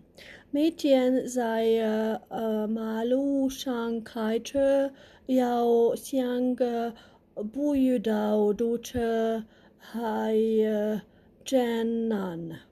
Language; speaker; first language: Chinese; non-native, learner; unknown